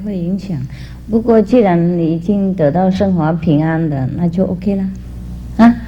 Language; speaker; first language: Chinese; non-native, fluent; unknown